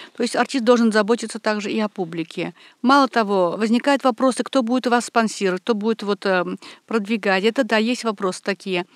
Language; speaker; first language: Russian; non-native, local second language; Armenian